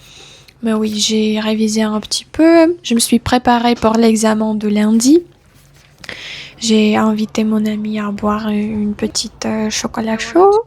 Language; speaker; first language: French; non-native, fluent; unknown